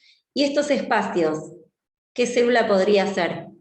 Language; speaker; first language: Spanish; native; Spanish